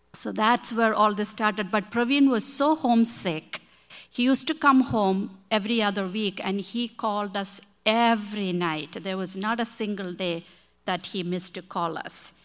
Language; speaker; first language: English; non-native, local second language; Malayalam